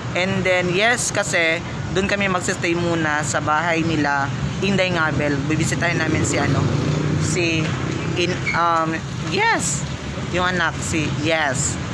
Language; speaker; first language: Filipino; non-native, local second language; Cebuano